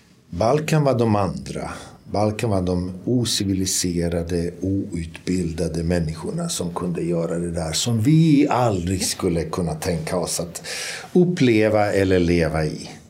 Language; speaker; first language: Swedish; non-native, fluent; Bosnian